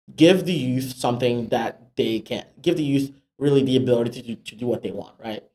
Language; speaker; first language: English; non-native, local second language; Yoruba